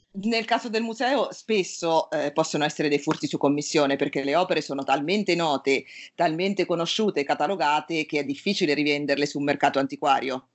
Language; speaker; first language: Italian; native; Italian